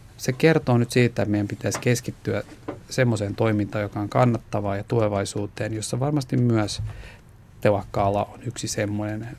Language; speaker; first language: Finnish; non-native, local second language; Swedish